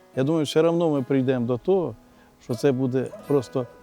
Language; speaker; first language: Ukrainian; native; Ukrainian